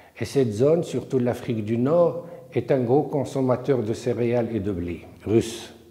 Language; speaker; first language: French; non-native, local second language; Arabic